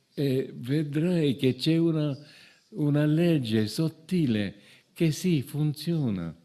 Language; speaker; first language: Italian; non-native, fluent; English